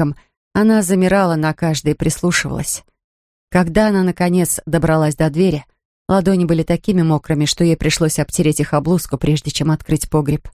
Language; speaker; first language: Russian; native; Russian